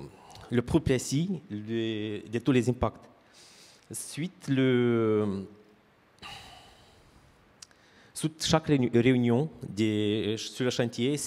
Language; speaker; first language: French; non-native, fluent; Romanian